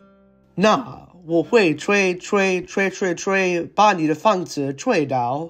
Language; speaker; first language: Chinese; non-native, learner; English